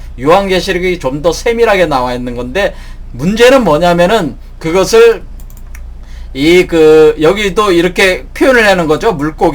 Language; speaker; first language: Korean; native; Korean